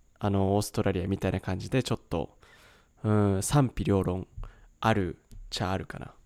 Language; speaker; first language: Japanese; native; Japanese